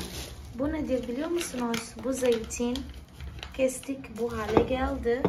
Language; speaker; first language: Turkish; non-native, fluent; Portuguese